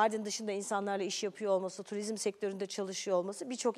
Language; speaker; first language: Turkish; native; Turkish